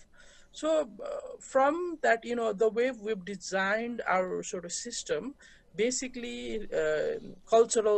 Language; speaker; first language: English; non-native, local second language; Nepali